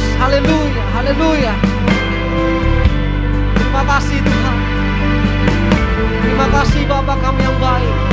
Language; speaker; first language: Indonesian; native; Indonesian